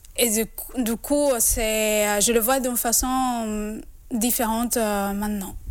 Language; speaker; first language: French; non-native, fluent; Spanish